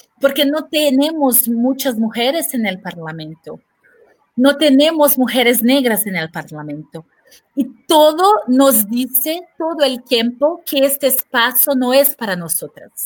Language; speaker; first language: Spanish; non-native, fluent; Portuguese